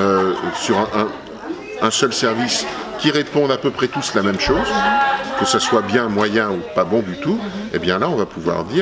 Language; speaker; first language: French; native; French